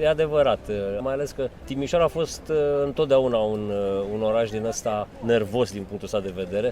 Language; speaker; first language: Romanian; native; Romanian